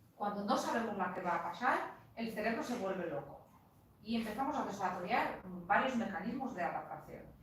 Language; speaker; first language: Spanish; non-native, fluent; Polish